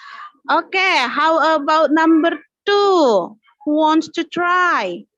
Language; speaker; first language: English; non-native, learner; Indonesian